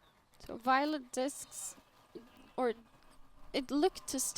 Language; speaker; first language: English; non-native, fluent; Norwegian